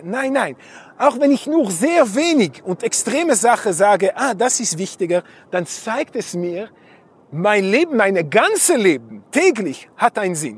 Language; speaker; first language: German; non-native, fluent; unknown